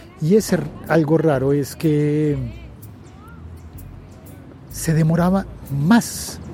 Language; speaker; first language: Spanish; native; Spanish